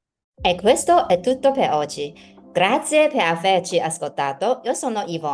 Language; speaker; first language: Italian; non-native, learner; Chinese